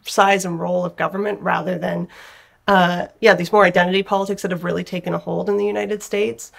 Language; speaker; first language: English; native; English